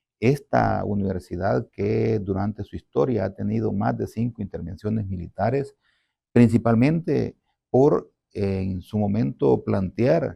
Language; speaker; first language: Spanish; native; Spanish